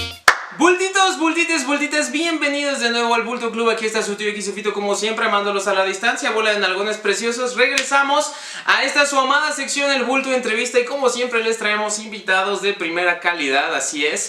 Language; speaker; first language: Spanish; native; Spanish